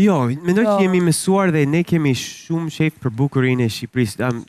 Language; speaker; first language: Albanian; non-native, learner; English